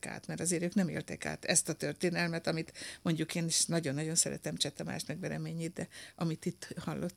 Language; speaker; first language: Hungarian; native; Hungarian